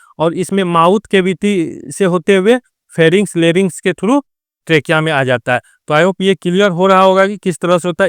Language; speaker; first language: Hindi; native; Hindi